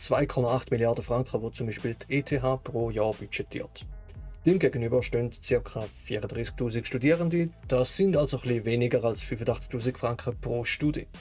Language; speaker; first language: German; native; German